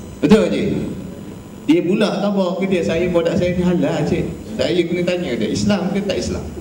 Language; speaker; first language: Malay; native; Malay